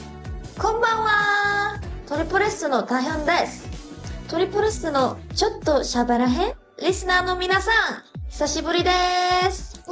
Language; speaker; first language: Japanese; non-native, learner; Korean